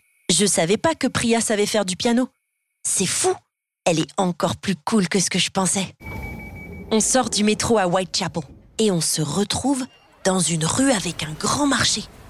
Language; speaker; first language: French; native; French